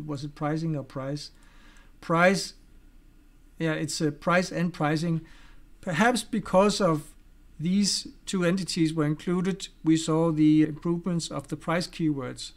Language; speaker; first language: English; non-native, fluent; Danish